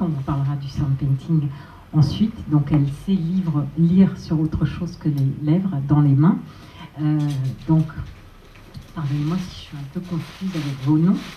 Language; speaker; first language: French; native; French